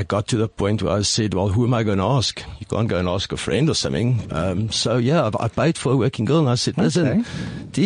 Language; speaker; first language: English; non-native, local second language; Afrikaans